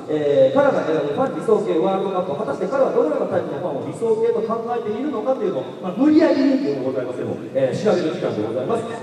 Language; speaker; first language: Japanese; native; Japanese